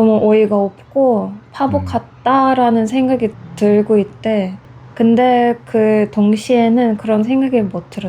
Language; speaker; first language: Korean; non-native, fluent; Russian